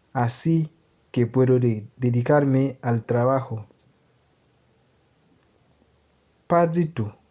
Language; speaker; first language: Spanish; non-native, fluent; Haitian Creole